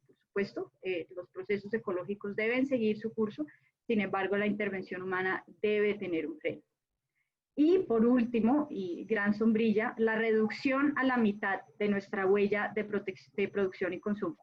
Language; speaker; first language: Spanish; native; Spanish